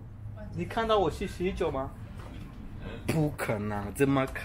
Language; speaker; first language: Chinese; non-native, learner; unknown